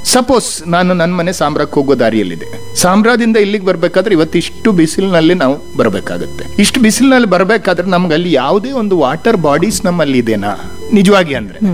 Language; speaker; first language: Kannada; non-native, local second language; Malayalam